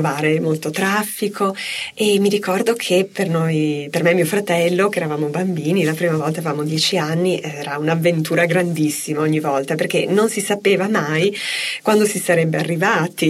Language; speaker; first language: Italian; native; Italian